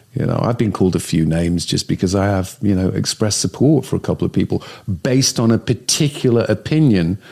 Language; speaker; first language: English; native; English